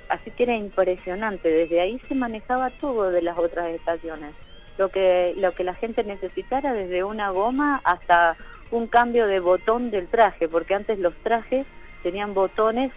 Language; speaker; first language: Spanish; native; Spanish